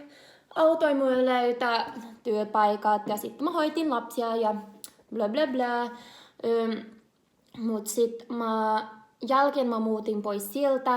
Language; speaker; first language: Finnish; non-native, learner; English